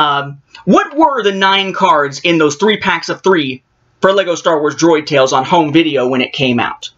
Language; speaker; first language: English; native; English